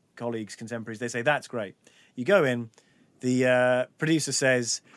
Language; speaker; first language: English; native; English